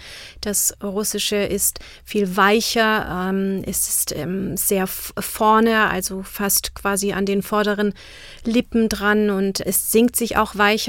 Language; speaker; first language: German; non-native, fluent; Czech